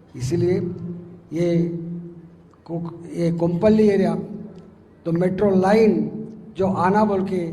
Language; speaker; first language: Hindi; non-native, local second language; Telugu